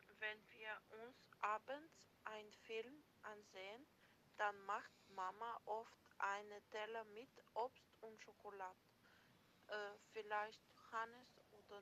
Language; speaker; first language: German; non-native, learner; Macedonian